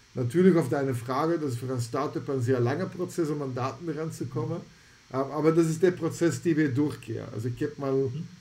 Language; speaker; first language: German; non-native, fluent; Dutch